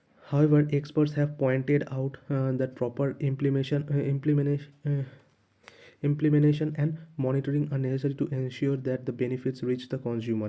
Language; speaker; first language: English; non-native, local second language; Bangla